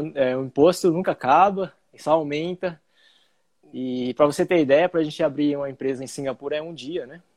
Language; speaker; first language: Portuguese; early bilingual, other home language; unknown